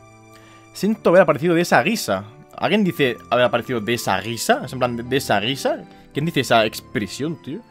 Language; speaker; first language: Spanish; native; Spanish